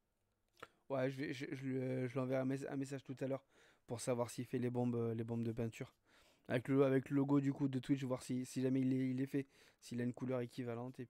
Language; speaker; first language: French; native; French